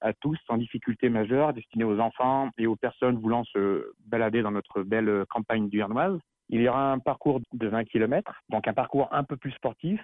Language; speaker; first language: French; native; French